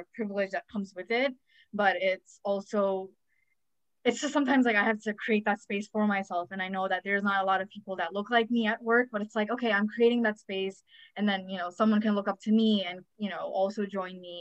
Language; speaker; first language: English; native; English